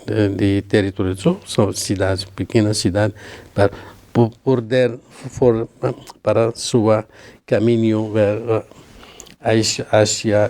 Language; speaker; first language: Portuguese; non-native, learner; Arabic